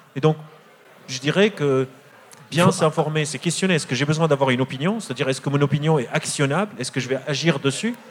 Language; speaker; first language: French; non-native, local second language; Arabic